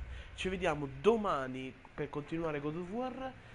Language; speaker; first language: Italian; native; Italian